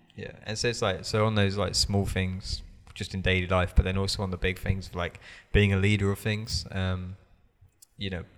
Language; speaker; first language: English; native; English